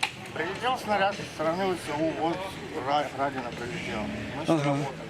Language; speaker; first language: Russian; native; Russian